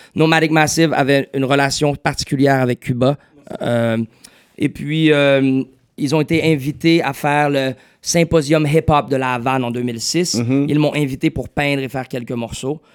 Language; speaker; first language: French; native; French